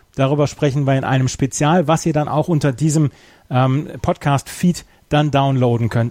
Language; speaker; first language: German; native; German